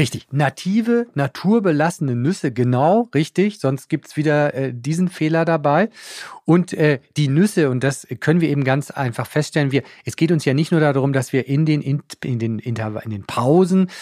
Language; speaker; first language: German; native; German